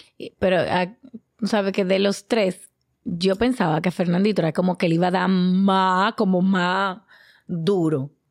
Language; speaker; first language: Spanish; native; Spanish